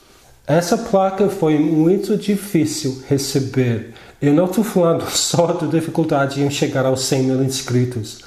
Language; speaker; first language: Portuguese; non-native, fluent; English